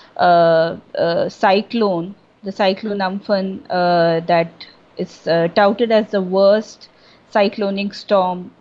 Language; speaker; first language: English; non-native, local second language; Bangla